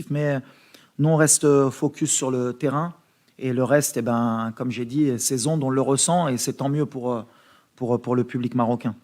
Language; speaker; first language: French; native; French